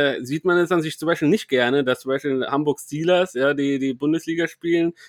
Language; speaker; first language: German; non-native, fluent; Spanish